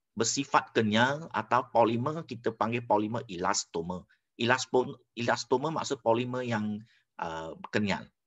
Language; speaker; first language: Malay; non-native, local second language; Chinese